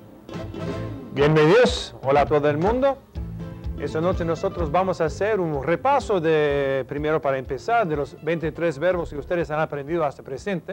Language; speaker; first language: Spanish; non-native, fluent; English